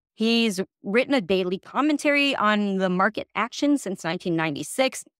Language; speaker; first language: English; native; English